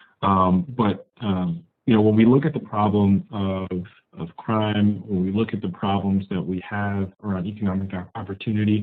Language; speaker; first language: English; native; English